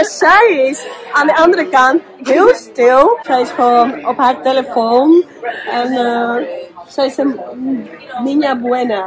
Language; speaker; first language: Dutch; non-native, fluent; Spanish